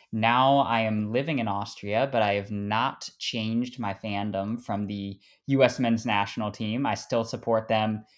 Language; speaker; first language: English; native; English